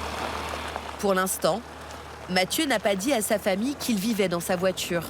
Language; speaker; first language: French; native; French